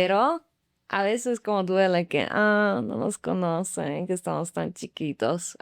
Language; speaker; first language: Spanish; non-native, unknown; Slovak